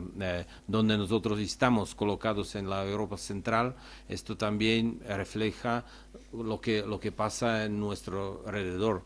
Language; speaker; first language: Spanish; non-native, fluent; Czech